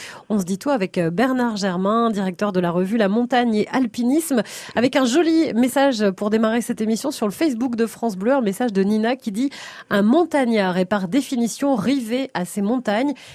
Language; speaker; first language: French; native; French